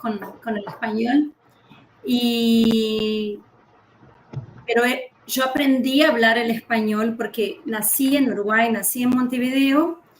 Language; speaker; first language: Spanish; early bilingual, heritage; Spanish